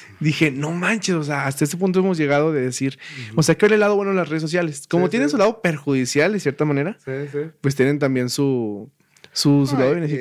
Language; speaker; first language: Spanish; native; Spanish